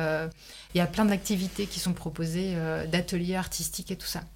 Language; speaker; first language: French; native; French